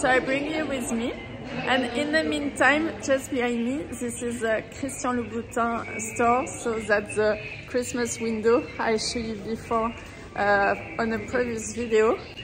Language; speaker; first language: English; non-native, fluent; French